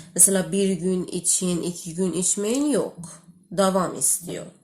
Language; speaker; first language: Turkish; non-native, fluent; Persian